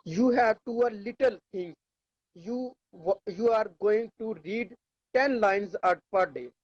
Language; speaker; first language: English; non-native, learner; Urdu